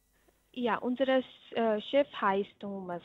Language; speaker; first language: German; non-native, learner; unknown